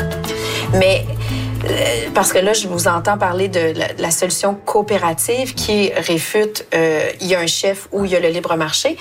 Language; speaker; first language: French; native; French